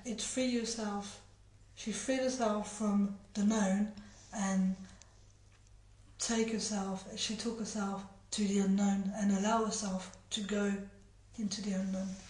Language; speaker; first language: English; non-native, fluent; French